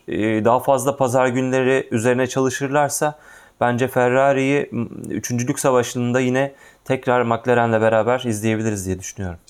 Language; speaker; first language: Turkish; native; Turkish